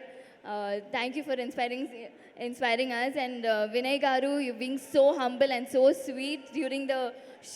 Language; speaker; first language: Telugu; non-native, local second language; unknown